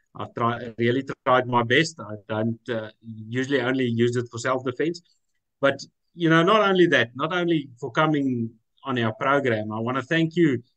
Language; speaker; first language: English; non-native, local second language; Afrikaans